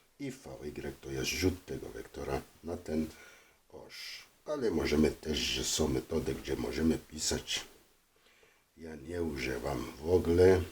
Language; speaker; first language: Polish; non-native, learner; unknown